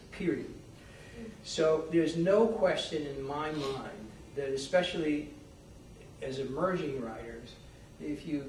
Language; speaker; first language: English; native; English